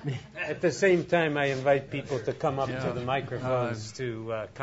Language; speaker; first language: English; native; English